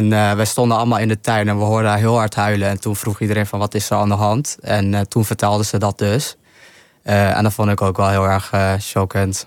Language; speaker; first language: Dutch; early bilingual, other home language; Somali